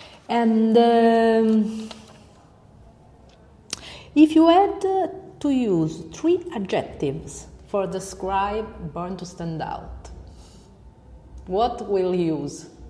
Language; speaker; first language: English; non-native, learner; Italian